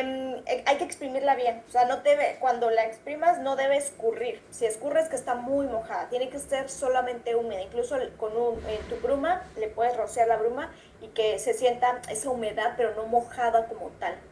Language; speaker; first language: Spanish; native; Spanish